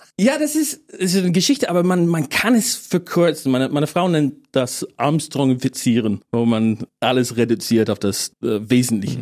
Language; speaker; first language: German; non-native, fluent; English